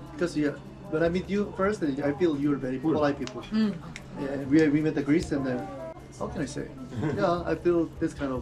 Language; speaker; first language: English; non-native, learner; Korean